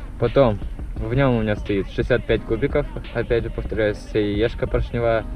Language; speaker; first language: Russian; native; Russian